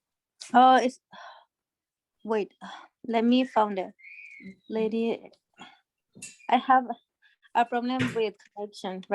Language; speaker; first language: English; non-native, learner; Spanish